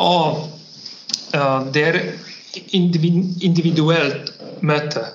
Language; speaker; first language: Swedish; non-native, learner; Polish